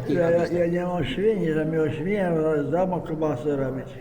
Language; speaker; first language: Polish; early bilingual, heritage; Polish